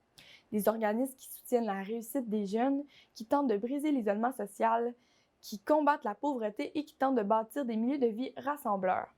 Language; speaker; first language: French; native; French